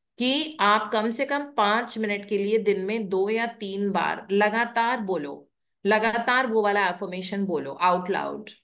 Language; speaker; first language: Hindi; native; Hindi